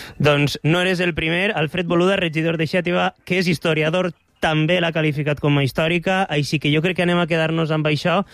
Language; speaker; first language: Catalan; native; Catalan